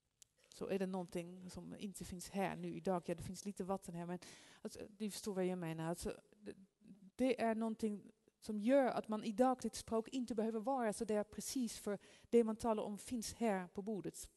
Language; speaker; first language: Swedish; non-native, fluent; Dutch